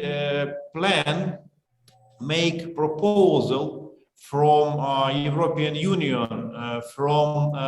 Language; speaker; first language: English; non-native, learner; Ukrainian